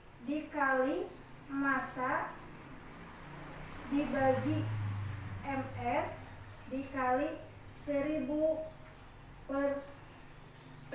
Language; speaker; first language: Indonesian; native; Indonesian